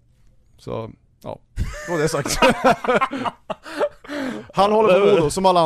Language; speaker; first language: Swedish; native; Swedish